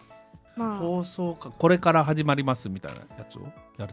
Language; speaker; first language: Japanese; native; Japanese